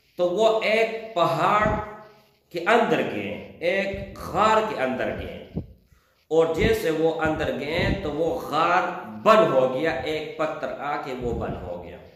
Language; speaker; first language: Urdu; non-native, local second language; Pashto